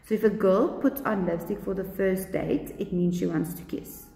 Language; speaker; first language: English; non-native, local second language; Afrikaans